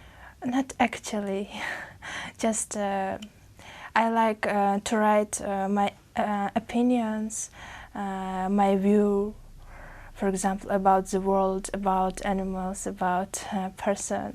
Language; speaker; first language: English; non-native, learner; Uzbek